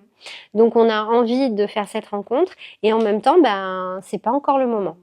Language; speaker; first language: French; native; French